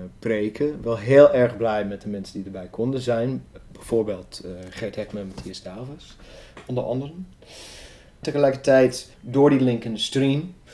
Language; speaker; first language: Dutch; non-native, fluent; English